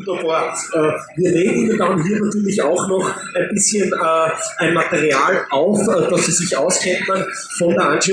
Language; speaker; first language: German; native; German